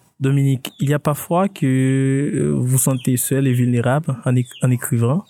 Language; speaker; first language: French; non-native, local second language; Haitian Creole